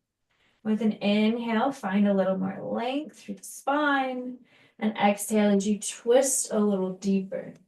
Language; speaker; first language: English; native; English